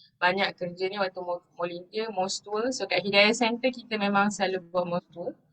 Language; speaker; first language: Malay; non-native, local second language; Tamil